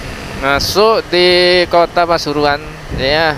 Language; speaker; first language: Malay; non-native, local second language; Javanese